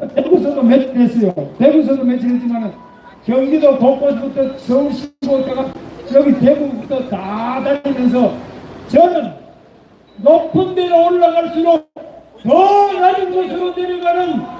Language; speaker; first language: Korean; native; Korean